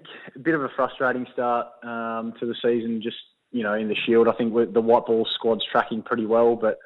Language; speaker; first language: English; native; English